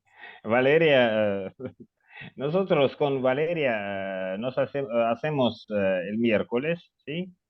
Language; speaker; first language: Spanish; non-native, learner; Russian